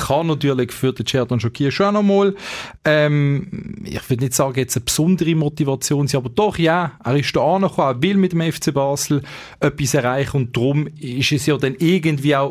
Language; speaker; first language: German; native; German